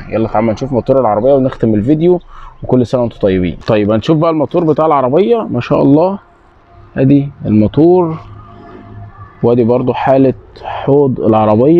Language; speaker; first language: Arabic; native; Arabic